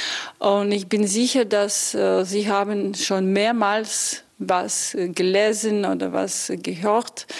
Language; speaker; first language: German; non-native, fluent; Russian